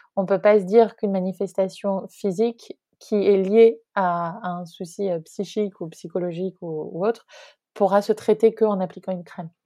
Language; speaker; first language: French; native; French